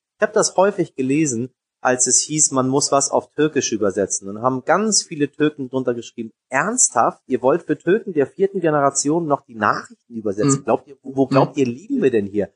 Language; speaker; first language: German; early bilingual, other home language; Persian